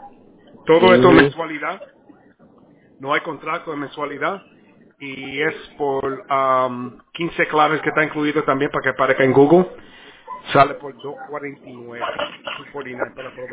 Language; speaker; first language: Spanish; early bilingual, heritage; Spanish